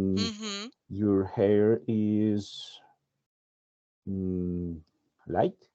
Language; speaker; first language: English; non-native, learner; Spanish